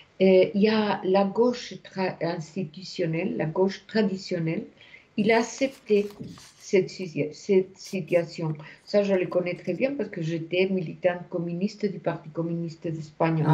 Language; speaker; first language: French; non-native, fluent; Spanish